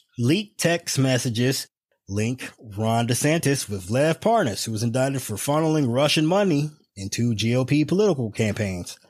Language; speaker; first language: English; native; English